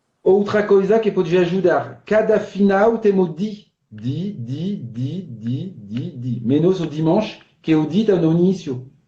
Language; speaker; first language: Portuguese; non-native, fluent; French